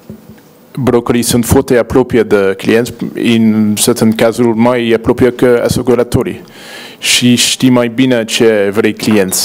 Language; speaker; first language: Romanian; non-native, learner; English